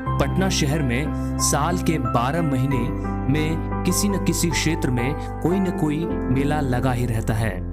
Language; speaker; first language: Hindi; native; Hindi